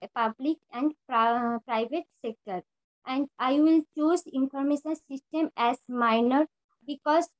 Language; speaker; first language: English; non-native, local second language; Bangla